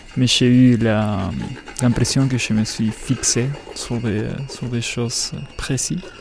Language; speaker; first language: French; non-native, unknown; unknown